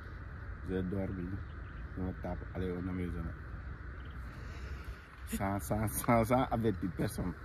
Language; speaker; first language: French; non-native, local second language; Wolof